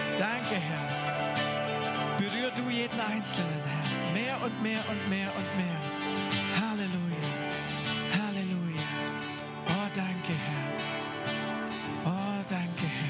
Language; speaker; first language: German; native; German